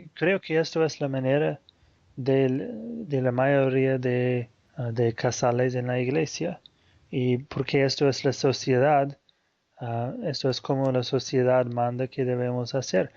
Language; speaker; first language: Spanish; non-native, fluent; Portuguese